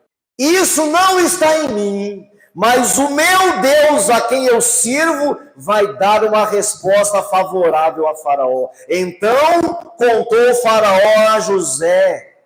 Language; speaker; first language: Portuguese; native; Portuguese